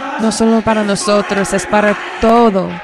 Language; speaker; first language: Spanish; non-native, learner; English